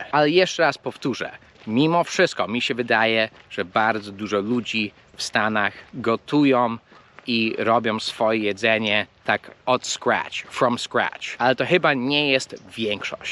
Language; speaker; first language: Polish; early bilingual, heritage; Polish